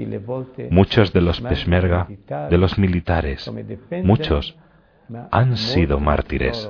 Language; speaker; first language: Spanish; non-native, fluent; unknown